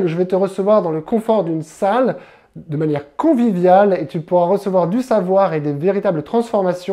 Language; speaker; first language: French; native; French